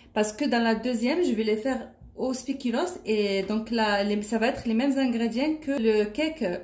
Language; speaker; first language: French; non-native, local second language; Arabic